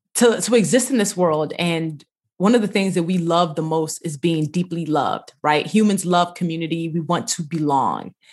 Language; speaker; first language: English; early bilingual, other home language; Yoruba